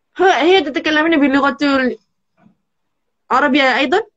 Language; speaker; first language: Arabic; non-native, learner; Malay